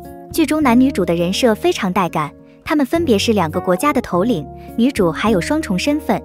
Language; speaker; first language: Chinese; native; Chinese